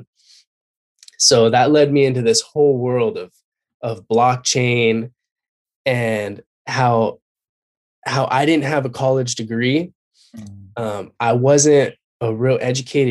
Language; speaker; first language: English; native; English